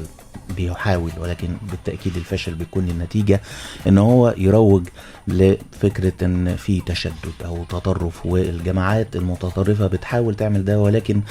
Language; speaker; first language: Arabic; native; Arabic